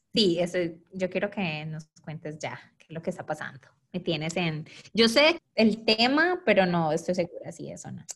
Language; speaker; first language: Spanish; native; Spanish